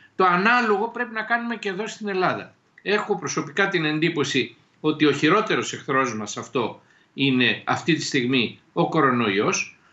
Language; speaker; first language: Greek; native; Greek